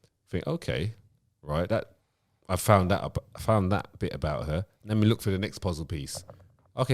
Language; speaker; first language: English; native; English